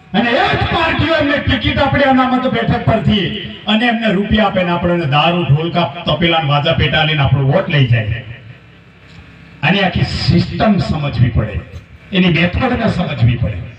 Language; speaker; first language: Gujarati; non-native, local second language; Rathawi